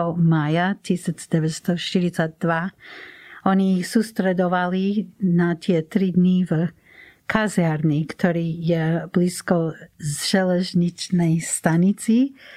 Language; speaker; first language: Slovak; non-native, fluent; English